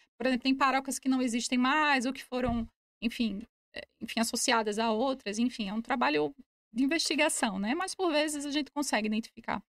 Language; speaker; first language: Portuguese; native; Portuguese